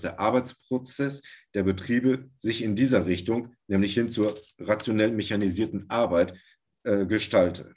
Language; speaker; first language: German; native; German